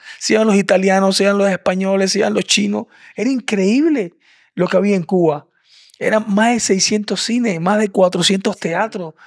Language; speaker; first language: Spanish; native; Spanish